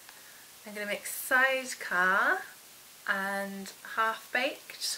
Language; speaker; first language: English; native; English